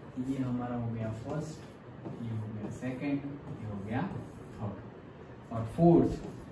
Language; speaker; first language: Hindi; non-native, local second language; Gujarati